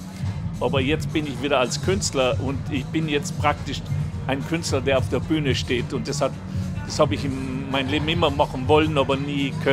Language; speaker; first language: German; non-native, local second language; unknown